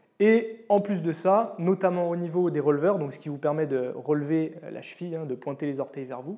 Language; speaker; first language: French; native; French